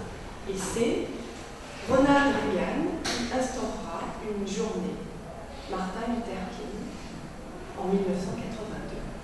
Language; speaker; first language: French; native; French